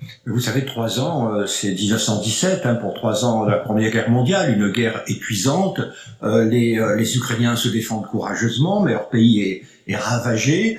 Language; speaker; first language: French; native; French